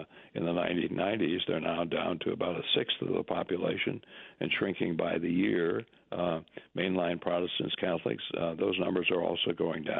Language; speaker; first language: English; native; English